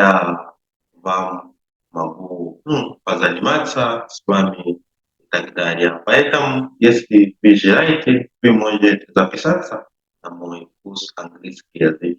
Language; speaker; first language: Russian; non-native, learner; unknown